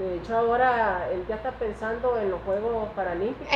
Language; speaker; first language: Spanish; native; Spanish